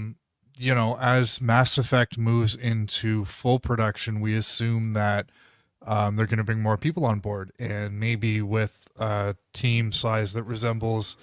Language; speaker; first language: English; native; English